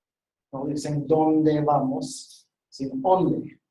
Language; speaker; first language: Spanish; non-native, fluent; English